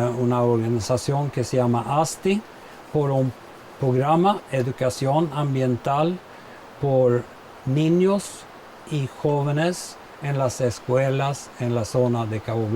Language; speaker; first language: Spanish; non-native, fluent; Swedish